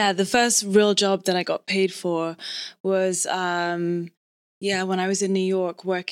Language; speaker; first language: English; native; English